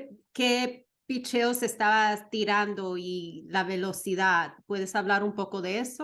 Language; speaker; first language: Spanish; early bilingual, heritage; Spanish